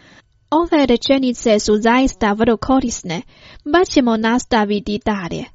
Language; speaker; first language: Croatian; non-native, fluent; Chinese